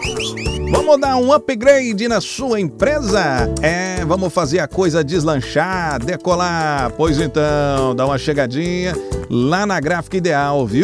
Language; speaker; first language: Portuguese; native; Portuguese